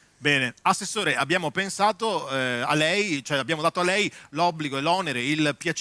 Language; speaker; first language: Italian; native; Italian